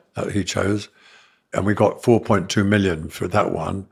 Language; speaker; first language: English; native; English